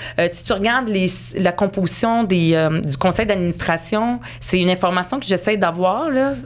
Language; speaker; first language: French; early bilingual, other home language; Arabic